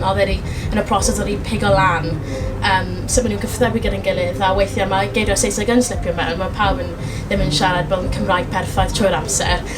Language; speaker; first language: Welsh; non-native, local second language; English